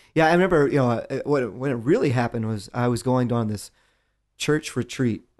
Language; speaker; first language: English; native; English